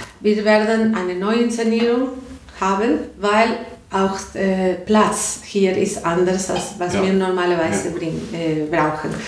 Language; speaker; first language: German; non-native, learner; Spanish